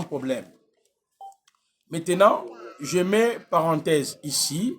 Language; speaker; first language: French; non-native, local second language; Lingala